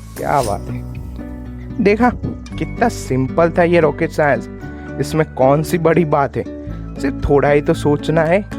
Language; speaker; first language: Hindi; non-native, local second language; Gujarati